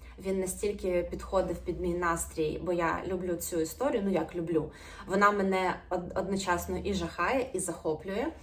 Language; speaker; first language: Ukrainian; non-native, local second language; Russian